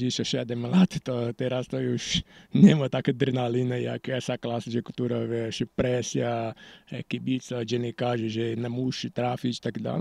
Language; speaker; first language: Polish; non-native, learner; Portuguese